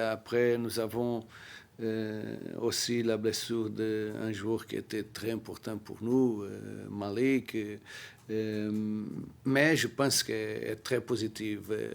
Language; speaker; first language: French; non-native, learner; Portuguese